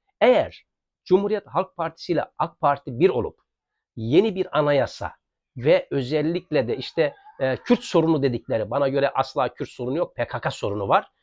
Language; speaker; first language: Turkish; native; Turkish